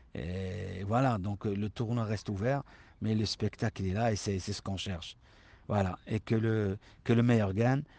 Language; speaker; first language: French; non-native, local second language; Arabic